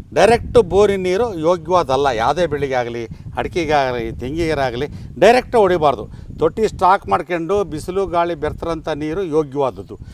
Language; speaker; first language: Kannada; native; Kannada